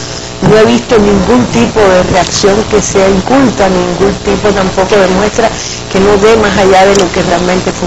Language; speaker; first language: Spanish; native; Spanish